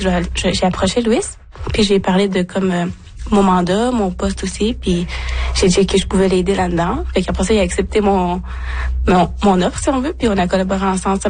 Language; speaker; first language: French; non-native, local second language; Innu-aimun